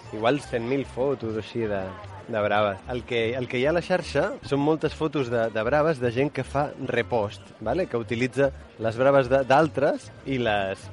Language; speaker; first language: Catalan; native; Catalan